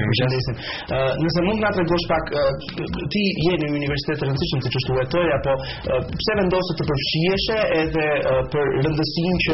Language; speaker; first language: Albanian; native; Albanian